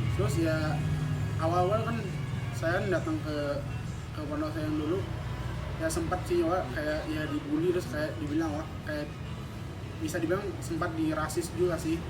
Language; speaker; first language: Indonesian; non-native, fluent; Thai